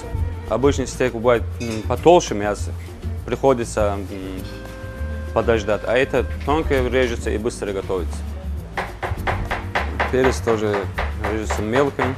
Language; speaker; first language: Russian; non-native, learner; Turkish